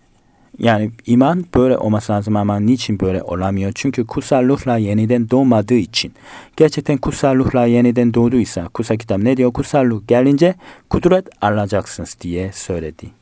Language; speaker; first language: Turkish; non-native, fluent; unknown